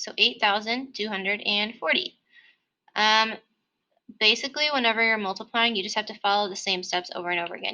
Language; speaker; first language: English; native; English